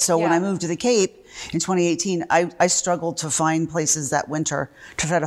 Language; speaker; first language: English; native; English